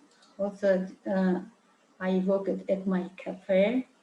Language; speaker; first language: English; non-native, learner; Mongolian